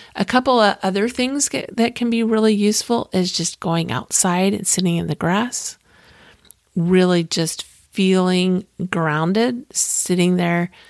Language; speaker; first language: English; native; English